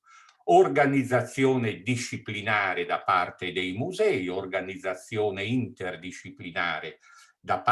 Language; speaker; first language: Italian; native; Italian